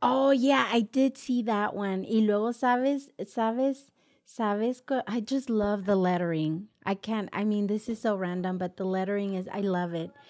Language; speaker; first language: English; early bilingual, other home language; Spanish